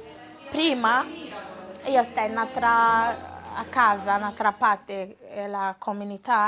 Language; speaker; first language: Italian; non-native, learner; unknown